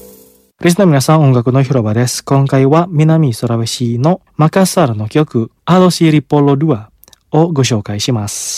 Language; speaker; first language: Japanese; non-native, fluent; Indonesian